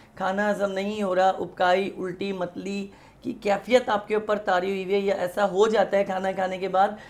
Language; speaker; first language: Urdu; native; Urdu